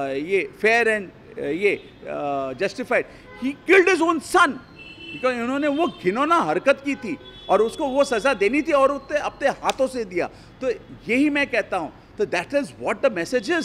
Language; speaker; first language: Hindi; native; Hindi